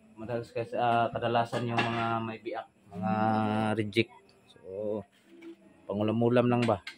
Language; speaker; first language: Filipino; non-native, local second language; Cebuano